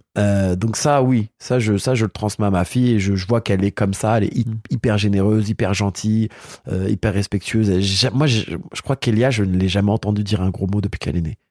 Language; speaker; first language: French; early bilingual, other home language; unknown